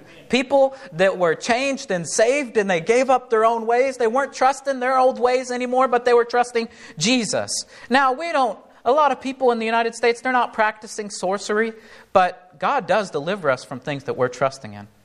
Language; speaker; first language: English; native; English